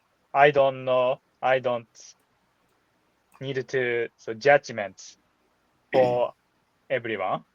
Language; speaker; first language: English; non-native, learner; Japanese